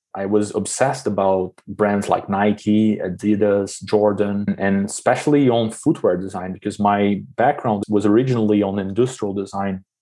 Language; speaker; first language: English; non-native, fluent; Portuguese